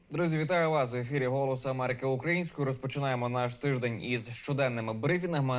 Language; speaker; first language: Ukrainian; native; Ukrainian